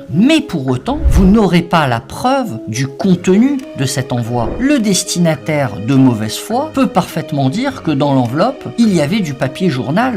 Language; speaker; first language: French; native; French